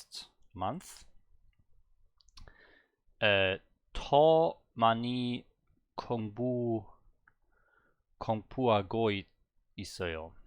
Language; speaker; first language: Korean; non-native, learner; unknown